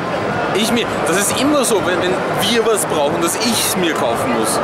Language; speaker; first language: German; native; German